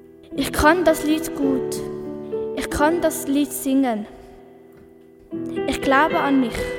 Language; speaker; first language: German; non-native, learner; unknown